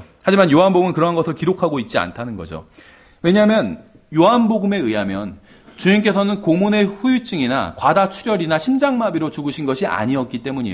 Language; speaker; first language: Korean; native; Korean